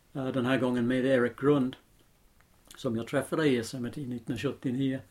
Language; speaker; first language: Swedish; non-native, fluent; English